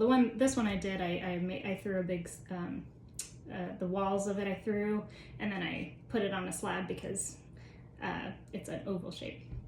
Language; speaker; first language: English; native; English